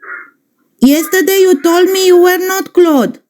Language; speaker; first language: English; non-native, fluent; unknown